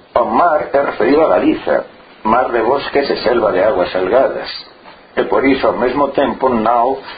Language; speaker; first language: Galician; non-native, local second language; Spanish